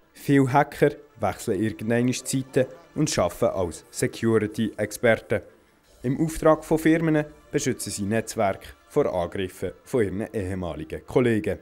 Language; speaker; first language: German; native; German